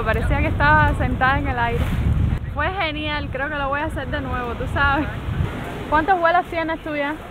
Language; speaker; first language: Spanish; native; Spanish